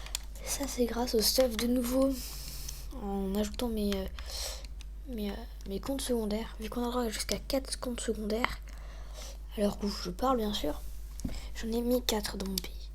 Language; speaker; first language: French; native; French